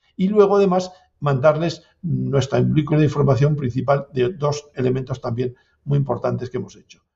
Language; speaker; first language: Spanish; native; Spanish